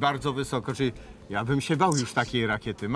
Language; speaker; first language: Polish; native; Polish